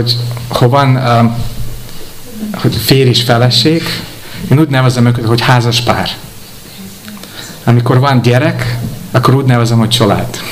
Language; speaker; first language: Hungarian; non-native, fluent; English